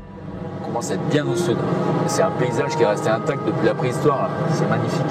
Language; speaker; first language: French; native; French